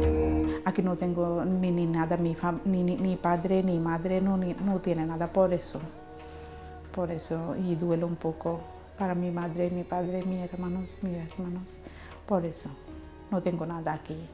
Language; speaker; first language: Spanish; non-native, learner; Bangla